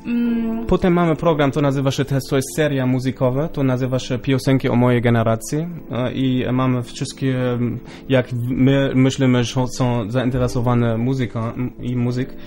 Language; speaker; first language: Polish; non-native, local second language; German